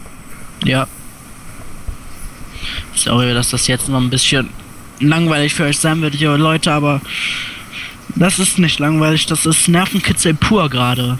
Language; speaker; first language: German; native; German